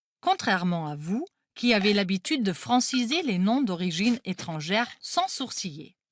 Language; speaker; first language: French; non-native, fluent; German